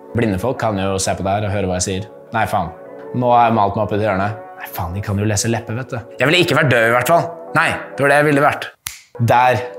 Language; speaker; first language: Norwegian; early bilingual, other home language; English